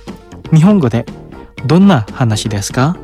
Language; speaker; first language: Japanese; non-native, fluent; Indonesian